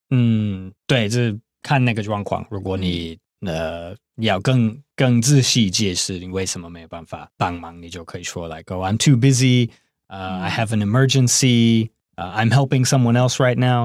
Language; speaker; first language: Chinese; non-native, fluent; English